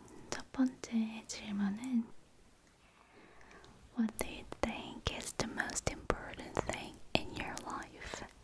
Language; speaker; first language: English; non-native, fluent; Korean